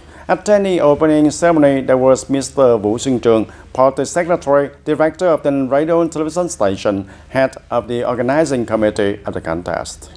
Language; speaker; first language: English; non-native, fluent; Vietnamese